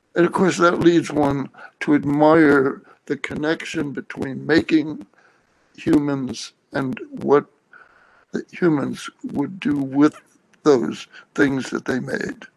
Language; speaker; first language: English; native; English